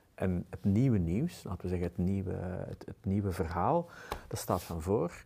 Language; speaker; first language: Dutch; native; Dutch